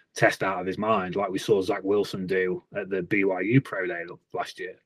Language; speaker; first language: English; native; English